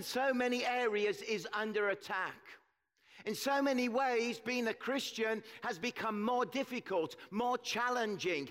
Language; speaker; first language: English; native; English